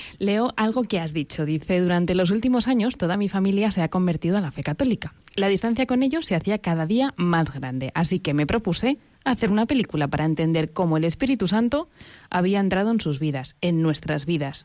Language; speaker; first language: Spanish; native; Spanish